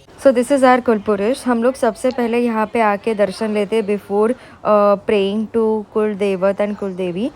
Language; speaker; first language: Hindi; non-native, local second language; Marathi